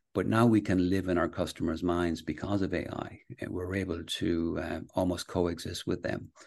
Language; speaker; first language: English; native; English